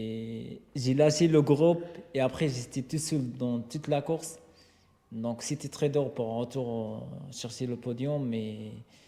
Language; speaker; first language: French; non-native, learner; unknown